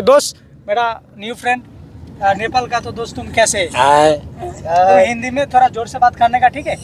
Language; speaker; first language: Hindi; non-native, learner; Bangla